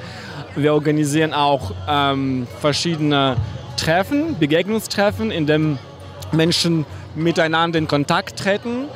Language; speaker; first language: German; non-native, fluent; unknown